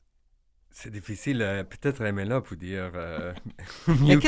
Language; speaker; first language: French; non-native, learner; Persian